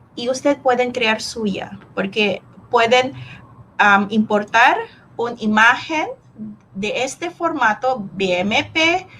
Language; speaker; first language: Spanish; non-native, fluent; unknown